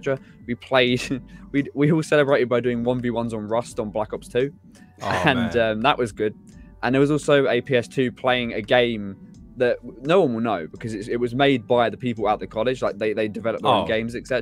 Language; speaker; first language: English; native; English